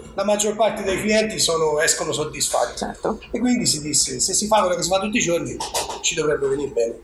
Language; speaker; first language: Italian; native; Italian